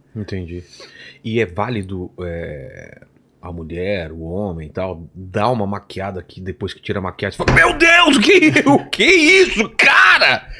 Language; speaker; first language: Portuguese; native; Portuguese